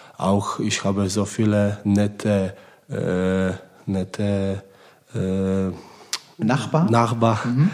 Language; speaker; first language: German; non-native, learner; Polish